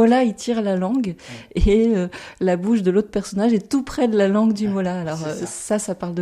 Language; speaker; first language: French; native; French